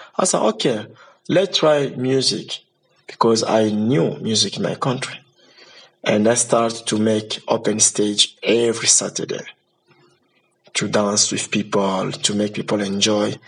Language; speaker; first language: English; non-native, learner; Lingala